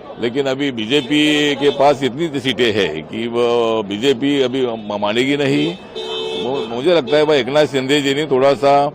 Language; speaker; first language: Hindi; non-native, local second language; Marathi